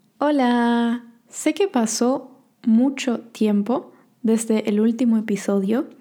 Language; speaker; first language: Spanish; native; Spanish